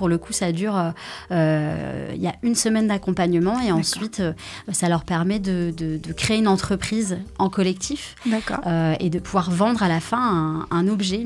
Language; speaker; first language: French; native; French